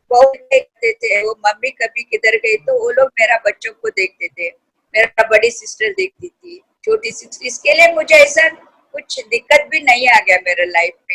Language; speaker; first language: Hindi; non-native, local second language; Kannada